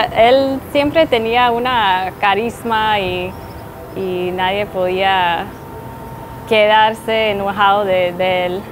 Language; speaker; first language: Spanish; non-native, fluent; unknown